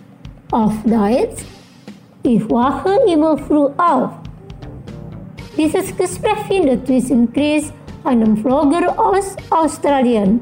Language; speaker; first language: German; non-native, learner; Indonesian